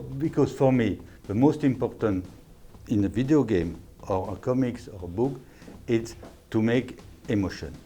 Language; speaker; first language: English; non-native, learner; French